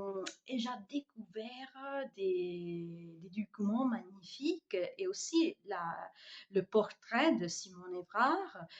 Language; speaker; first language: French; non-native, fluent; Italian